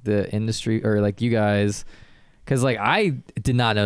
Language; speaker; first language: English; native; English